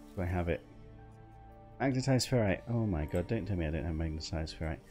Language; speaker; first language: English; native; English